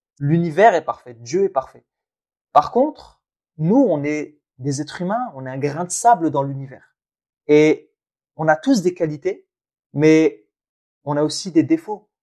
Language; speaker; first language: French; early bilingual, other home language; Arabic